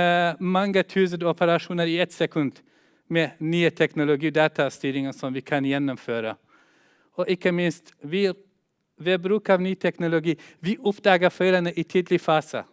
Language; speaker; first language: Norwegian; non-native, fluent; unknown